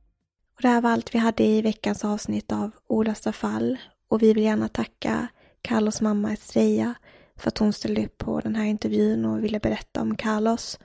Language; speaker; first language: Swedish; native; Swedish